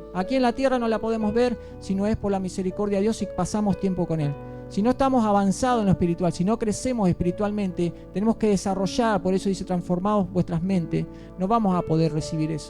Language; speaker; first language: Spanish; native; Spanish